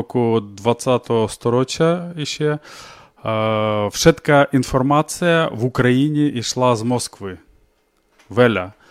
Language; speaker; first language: Slovak; non-native, learner; Ukrainian